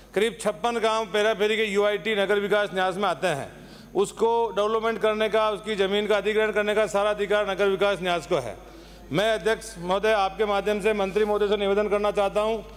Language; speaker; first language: Hindi; native; Hindi